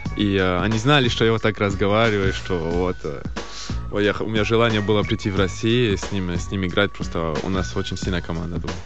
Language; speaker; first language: Russian; early bilingual, heritage; Russian